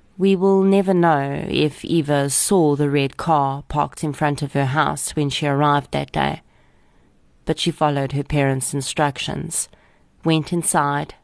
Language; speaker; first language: English; native; English